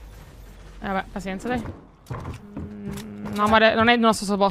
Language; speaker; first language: Italian; native; Italian